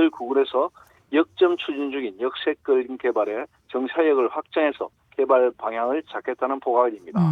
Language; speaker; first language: Korean; native; Korean